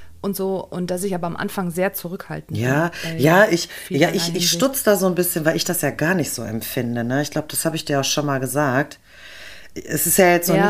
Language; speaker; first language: German; native; German